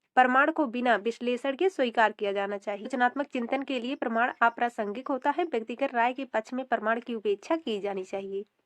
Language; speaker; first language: Hindi; native; Hindi